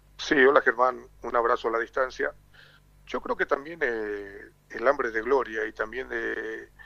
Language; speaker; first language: Spanish; native; Spanish